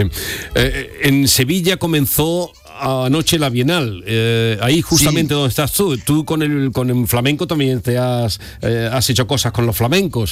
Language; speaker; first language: Spanish; native; Spanish